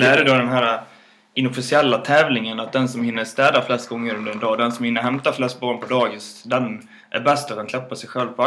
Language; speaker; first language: Swedish; native; Swedish